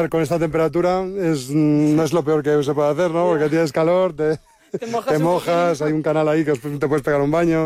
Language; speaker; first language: Spanish; native; Spanish